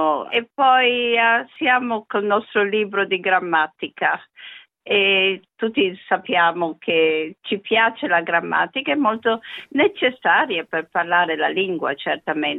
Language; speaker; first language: Italian; early bilingual, other home language; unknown